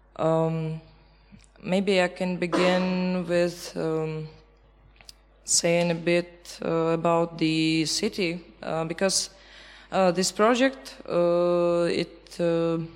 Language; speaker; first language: English; non-native, fluent; Belarusian